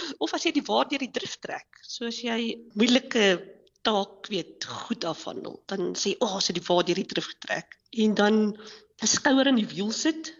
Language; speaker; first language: Afrikaans; native; Afrikaans